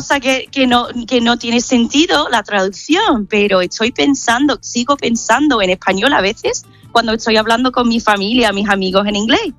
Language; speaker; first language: Spanish; non-native, fluent; English